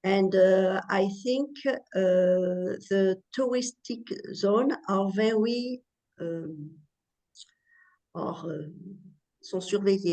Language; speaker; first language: English; non-native, learner; French